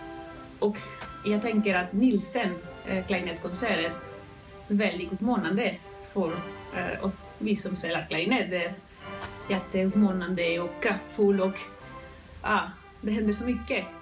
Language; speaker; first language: Swedish; non-native, fluent; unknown